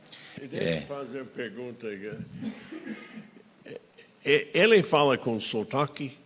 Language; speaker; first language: Portuguese; non-native, fluent; English